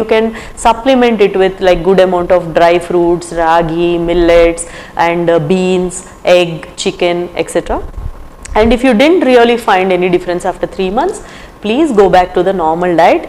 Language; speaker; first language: English; non-native, local second language; Telugu